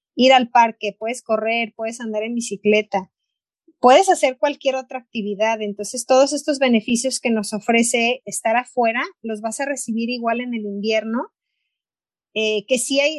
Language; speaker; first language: Spanish; native; Spanish